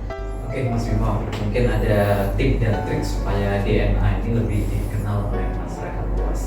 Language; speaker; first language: Indonesian; non-native, local second language; Javanese